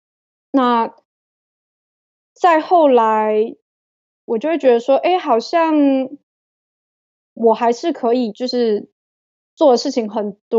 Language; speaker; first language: Chinese; native; Chinese